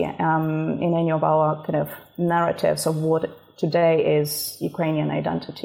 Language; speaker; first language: English; non-native, fluent; Russian